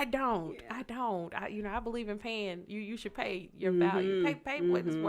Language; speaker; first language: English; native; English